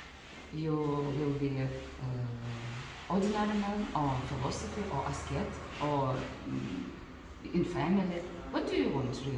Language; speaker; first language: English; non-native, learner; Russian